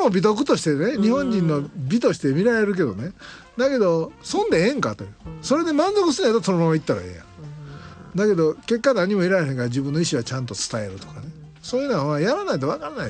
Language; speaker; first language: Japanese; native; Japanese